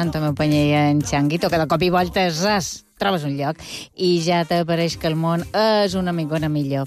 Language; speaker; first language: Catalan; native; Catalan